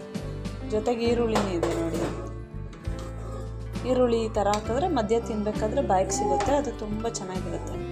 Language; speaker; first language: Kannada; native; Kannada